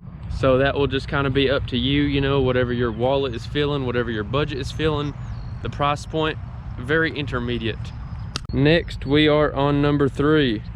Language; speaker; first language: English; native; English